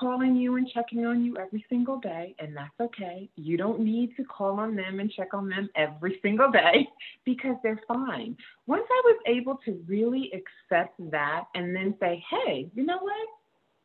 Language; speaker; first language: English; native; English